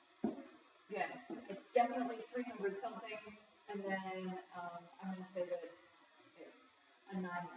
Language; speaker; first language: English; native; English